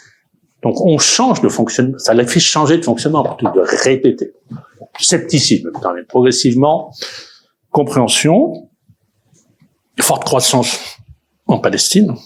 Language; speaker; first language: French; native; French